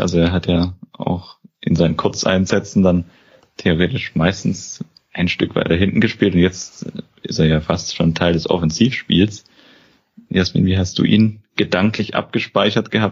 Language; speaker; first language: German; native; German